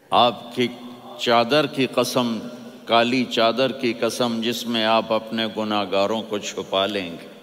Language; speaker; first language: Urdu; non-native, local second language; Punjabi